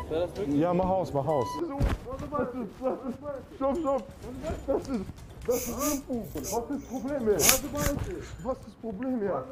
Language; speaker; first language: German; early bilingual, other home language; Russian